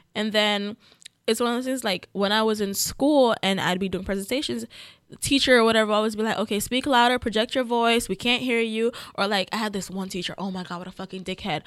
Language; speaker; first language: English; native; English